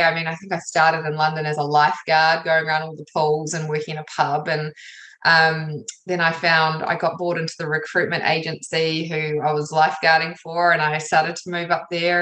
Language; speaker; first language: English; native; English